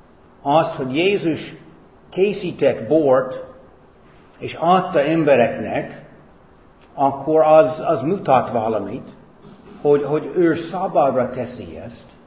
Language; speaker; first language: Hungarian; non-native, fluent; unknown